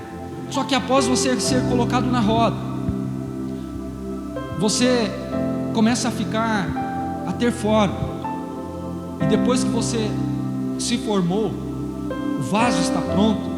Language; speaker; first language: Portuguese; native; Portuguese